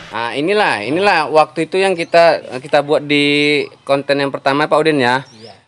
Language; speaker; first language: Indonesian; native; Indonesian